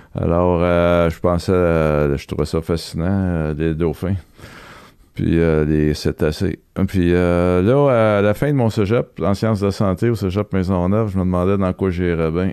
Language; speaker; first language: French; native; French